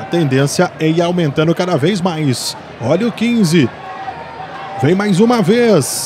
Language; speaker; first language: Portuguese; native; Portuguese